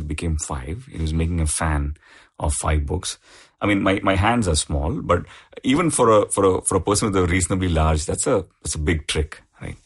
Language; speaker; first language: English; non-native, local second language; Tamil